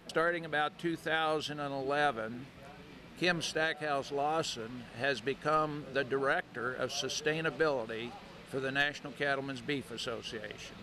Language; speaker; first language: English; native; English